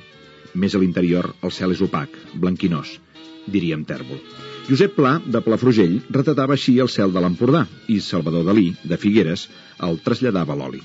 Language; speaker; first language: Catalan; native; Catalan